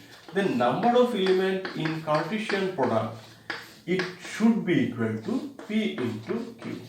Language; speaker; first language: English; non-native, local second language; Bangla